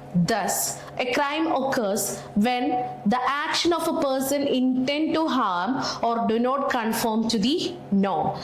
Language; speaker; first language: English; non-native, local second language; Malayalam